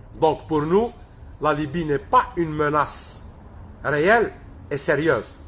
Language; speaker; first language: French; non-native, local second language; Arabic